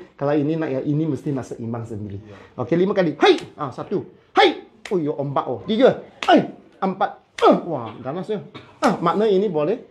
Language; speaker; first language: Malay; non-native, local second language; Chinese